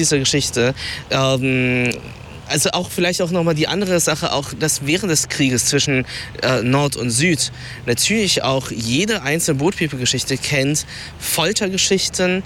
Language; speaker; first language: German; early bilingual, other home language; Vietnamese